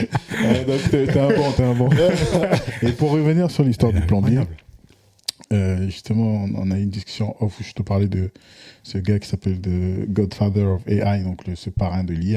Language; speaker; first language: French; native; French